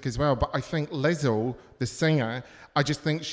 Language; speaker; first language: English; native; English